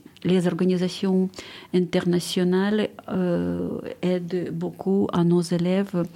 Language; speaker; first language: French; non-native, fluent; Ukrainian